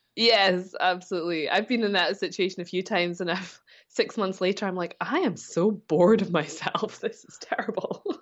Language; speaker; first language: English; native; English